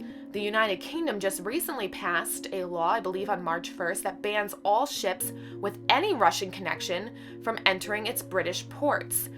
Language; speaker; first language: English; native; English